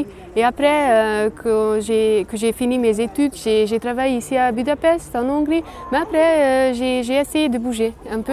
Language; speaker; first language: French; non-native, learner; Hungarian